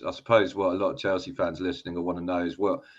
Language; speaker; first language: English; native; English